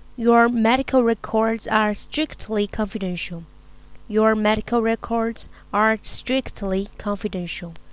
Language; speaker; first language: English; non-native, fluent; Chinese